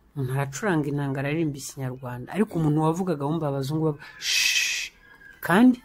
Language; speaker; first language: Kinyarwanda; early bilingual, heritage; Kinyarwanda